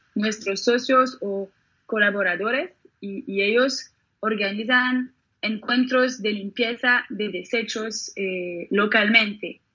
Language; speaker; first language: Spanish; non-native, fluent; French